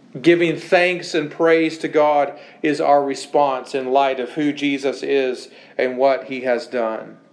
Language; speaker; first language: English; native; English